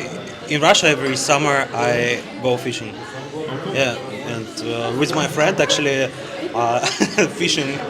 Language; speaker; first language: English; non-native, learner; Russian